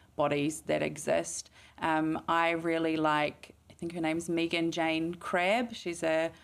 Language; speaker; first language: English; native; English